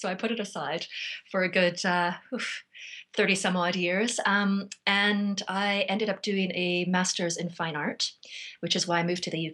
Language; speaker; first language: English; native; English